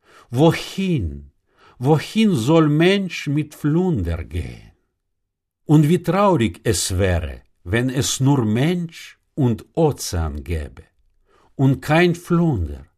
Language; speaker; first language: German; non-native, fluent; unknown